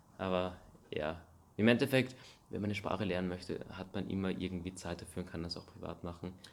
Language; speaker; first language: German; native; German